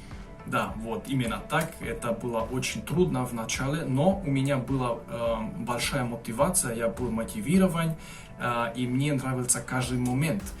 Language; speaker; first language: Russian; non-native, fluent; Hungarian